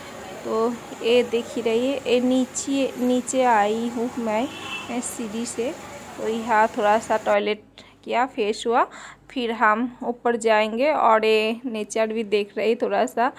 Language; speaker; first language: Hindi; non-native, local second language; Bangla